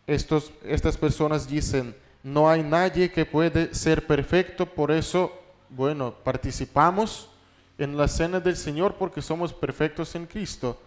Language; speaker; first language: Spanish; non-native, fluent; Russian